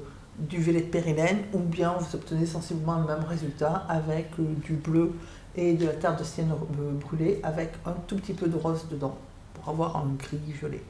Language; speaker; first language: French; native; French